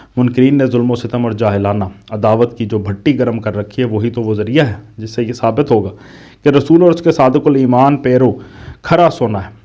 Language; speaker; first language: Urdu; native; Urdu